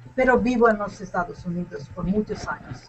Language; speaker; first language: Spanish; non-native, learner; English